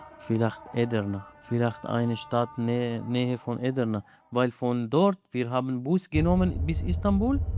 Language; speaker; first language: German; non-native, learner; Arabic